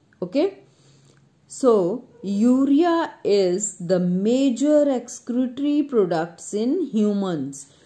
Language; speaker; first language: English; non-native, local second language; Punjabi